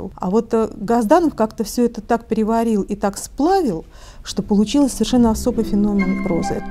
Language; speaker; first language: Russian; native; Russian